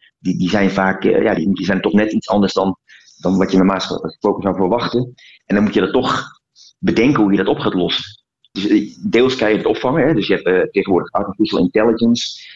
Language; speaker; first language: Dutch; native; Dutch